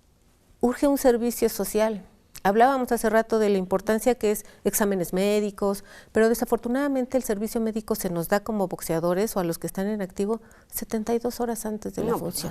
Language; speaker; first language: Spanish; native; Spanish